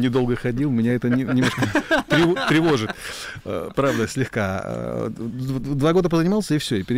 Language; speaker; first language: Russian; native; Russian